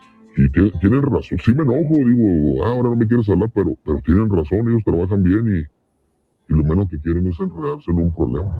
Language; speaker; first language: Spanish; native; Spanish